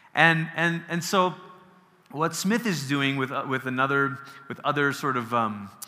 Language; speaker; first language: English; early bilingual, other home language; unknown